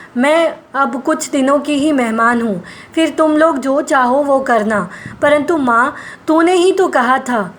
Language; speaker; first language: Hindi; non-native, local second language; Gujarati